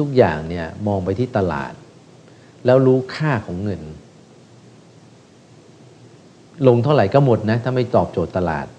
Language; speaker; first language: Thai; native; Thai